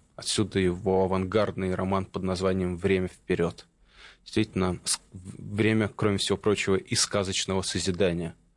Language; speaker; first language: Russian; native; Russian